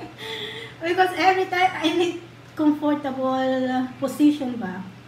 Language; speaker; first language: English; non-native, learner; Filipino